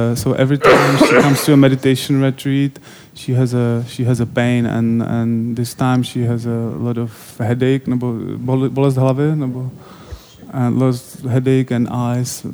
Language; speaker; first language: English; non-native, fluent; Czech